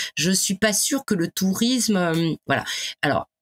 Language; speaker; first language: French; native; French